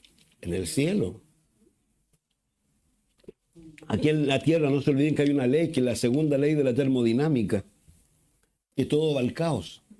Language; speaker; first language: Spanish; native; Spanish